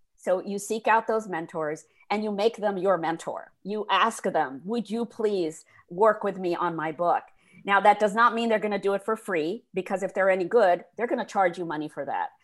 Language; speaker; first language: English; early bilingual, other home language; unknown